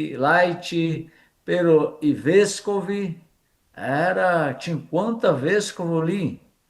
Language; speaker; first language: Italian; non-native, fluent; Portuguese